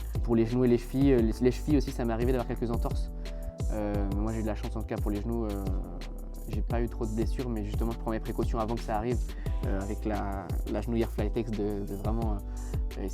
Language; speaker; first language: French; native; French